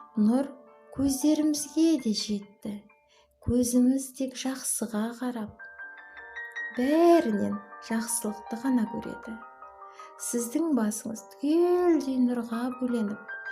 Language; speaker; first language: Kazakh; native; Kazakh